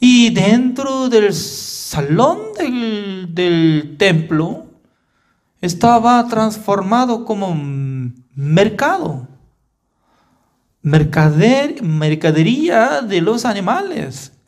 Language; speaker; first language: Spanish; non-native, fluent; Korean